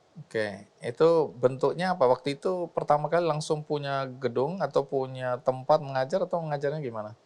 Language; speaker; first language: Indonesian; native; Indonesian